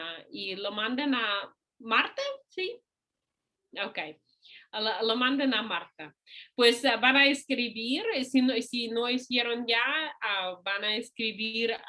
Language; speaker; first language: Spanish; non-native, fluent; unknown